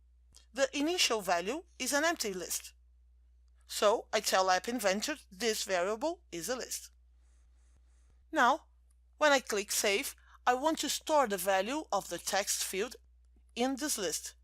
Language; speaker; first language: English; non-native, fluent; Portuguese